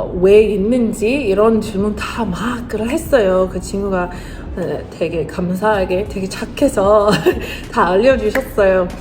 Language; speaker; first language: Korean; non-native, fluent; English